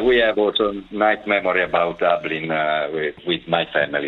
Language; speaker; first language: English; non-native, fluent; Italian